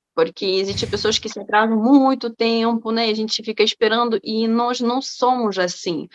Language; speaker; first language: Portuguese; non-native, fluent; Ukrainian